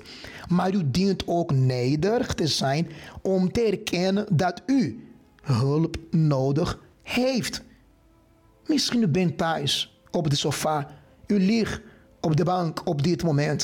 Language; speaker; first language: Dutch; non-native, fluent; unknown